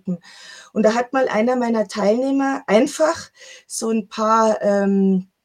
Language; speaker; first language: German; native; German